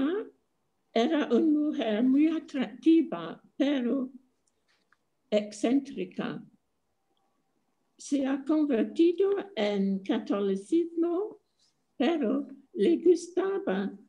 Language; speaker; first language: Spanish; non-native, fluent; English